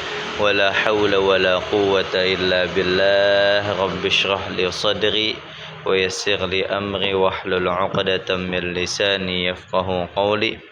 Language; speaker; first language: Arabic; non-native, fluent; Indonesian